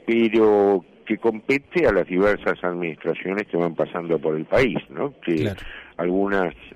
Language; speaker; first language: Spanish; native; Spanish